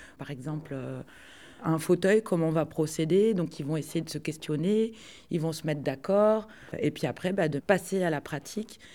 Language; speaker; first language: French; native; French